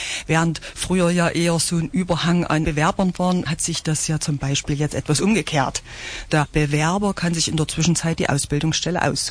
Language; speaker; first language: German; native; German